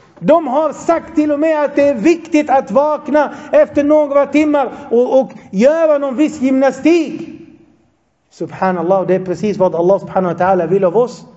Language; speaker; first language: Swedish; non-native, fluent; Arabic